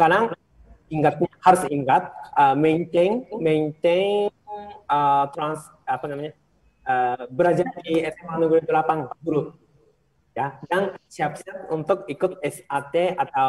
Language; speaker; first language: Indonesian; non-native, fluent; Japanese